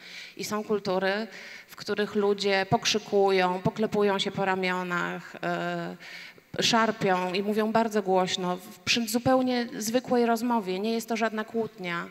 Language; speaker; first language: Polish; native; Polish